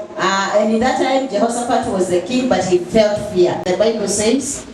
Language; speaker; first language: English; non-native, fluent; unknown